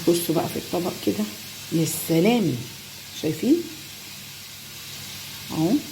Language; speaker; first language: Arabic; native; Arabic